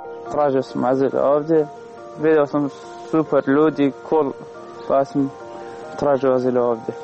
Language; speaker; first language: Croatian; non-native, learner; Arabic